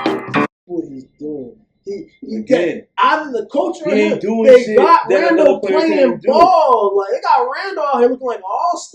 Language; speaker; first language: English; native; English